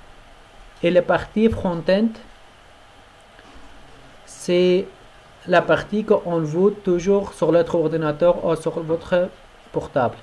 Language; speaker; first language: French; non-native, learner; Persian